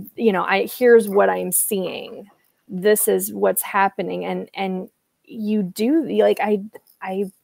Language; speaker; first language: English; native; English